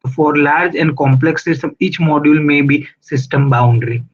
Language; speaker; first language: English; non-native, local second language; Gujarati